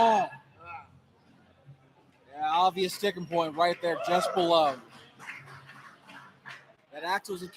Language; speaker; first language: English; native; English